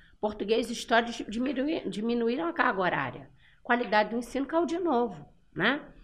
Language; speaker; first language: Portuguese; native; Portuguese